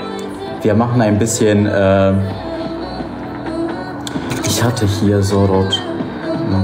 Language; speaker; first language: German; non-native, fluent; Polish